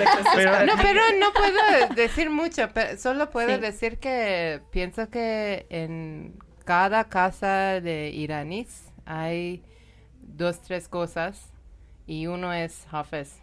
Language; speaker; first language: Spanish; non-native, fluent; Persian